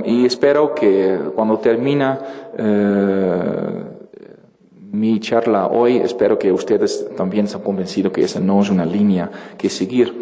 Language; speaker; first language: Spanish; non-native, fluent; Dutch